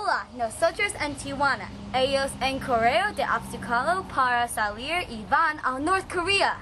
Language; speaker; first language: Spanish; non-native, learner; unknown